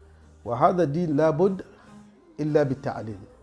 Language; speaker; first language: Arabic; non-native, fluent; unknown